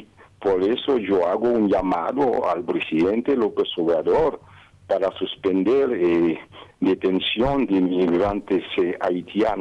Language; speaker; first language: Spanish; non-native, fluent; Haitian Creole